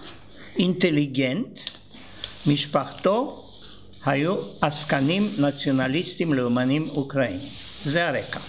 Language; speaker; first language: Hebrew; non-native, fluent; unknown